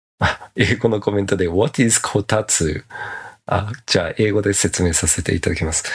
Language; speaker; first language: Japanese; native; Japanese